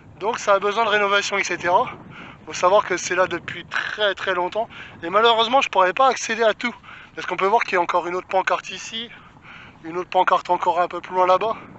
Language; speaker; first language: French; native; French